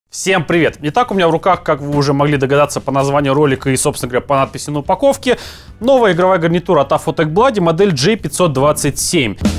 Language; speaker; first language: Russian; native; Russian